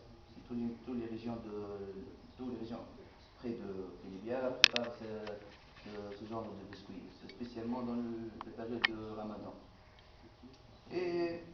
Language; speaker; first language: French; non-native, local second language; Arabic